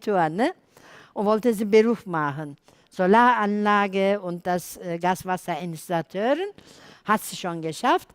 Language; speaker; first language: German; non-native, learner; Turkish